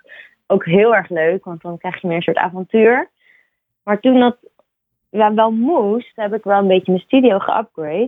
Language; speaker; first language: Dutch; native; Dutch